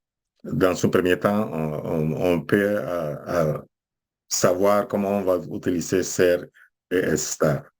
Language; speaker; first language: French; non-native, fluent; Spanish